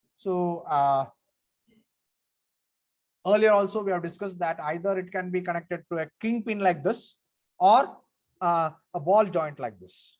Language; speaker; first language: English; non-native, local second language; Marathi